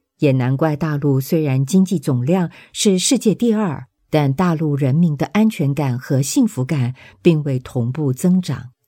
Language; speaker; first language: Chinese; native; Chinese